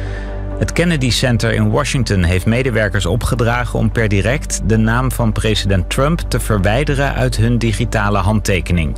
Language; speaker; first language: Dutch; native; Dutch